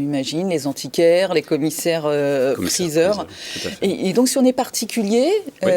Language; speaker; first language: French; native; French